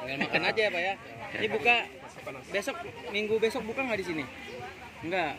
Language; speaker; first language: Indonesian; native; Indonesian